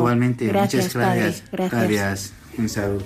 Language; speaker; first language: Spanish; non-native, learner; Assyrian Neo-Aramaic